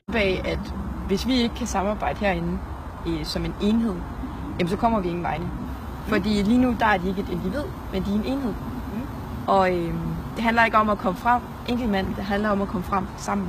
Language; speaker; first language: Danish; native; Danish